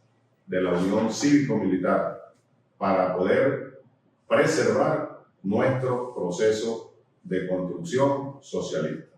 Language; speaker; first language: Spanish; native; Spanish